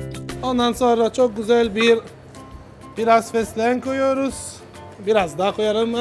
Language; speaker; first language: Turkish; non-native, learner; Italian